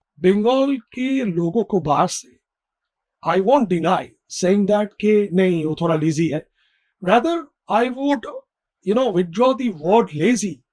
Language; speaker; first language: Hindi; non-native, local second language; Bangla